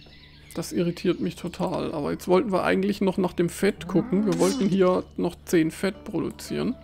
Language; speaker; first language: German; native; German